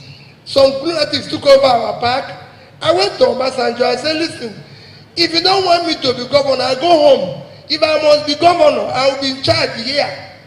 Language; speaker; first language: English; non-native, local second language; Igbo